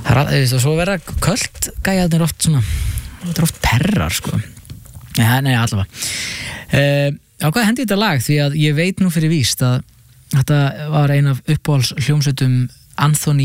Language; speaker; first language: Icelandic; native; Icelandic